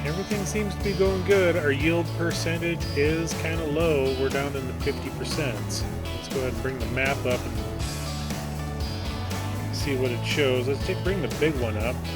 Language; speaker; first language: English; native; English